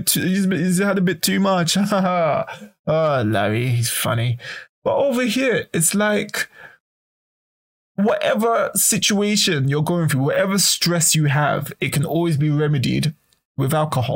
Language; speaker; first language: English; native; English